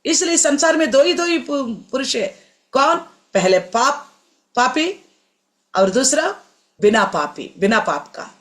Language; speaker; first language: Hindi; non-native, local second language; Telugu